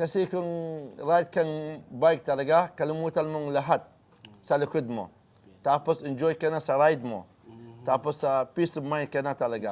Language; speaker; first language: Filipino; non-native, learner; Arabic